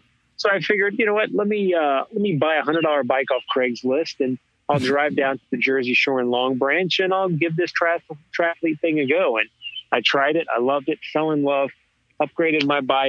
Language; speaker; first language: English; native; English